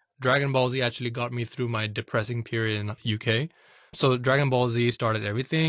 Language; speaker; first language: English; non-native, local second language; Urdu